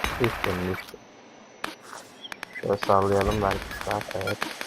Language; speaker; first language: Turkish; native; Turkish